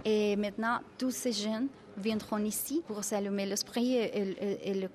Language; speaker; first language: French; non-native, fluent; Spanish